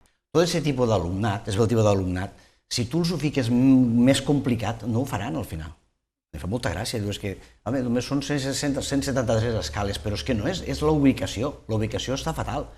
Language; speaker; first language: Catalan; native; Catalan